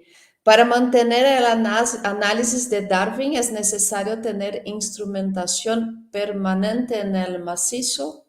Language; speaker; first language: Spanish; non-native, fluent; Portuguese